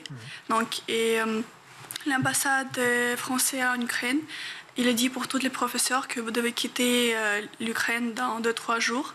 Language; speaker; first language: French; non-native, fluent; Ukrainian